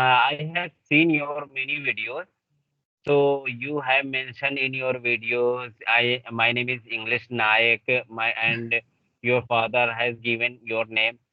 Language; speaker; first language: English; non-native, learner; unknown